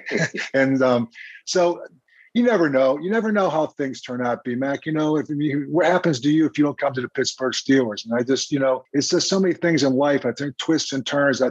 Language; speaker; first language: English; native; English